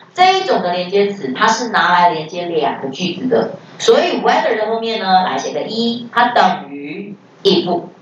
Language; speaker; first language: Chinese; native; Chinese